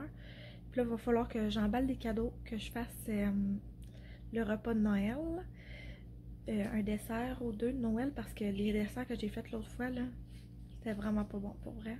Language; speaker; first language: French; native; French